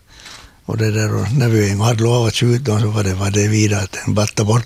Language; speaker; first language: Swedish; native; Swedish